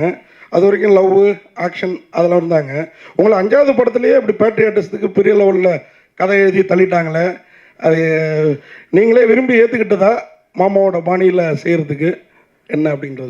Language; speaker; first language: Tamil; native; Tamil